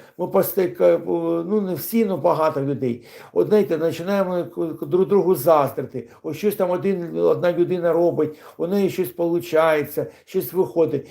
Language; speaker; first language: Ukrainian; non-native, local second language; Russian